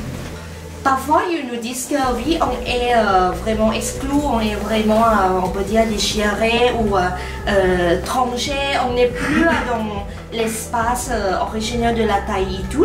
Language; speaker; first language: French; non-native, fluent; Thai